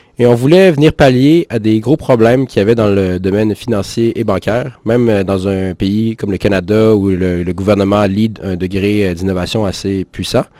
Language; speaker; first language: French; native; French